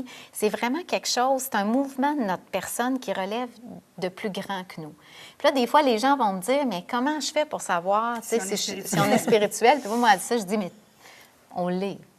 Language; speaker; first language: French; native; French